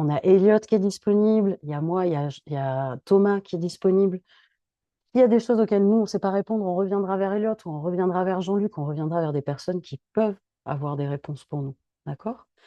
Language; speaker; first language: French; native; French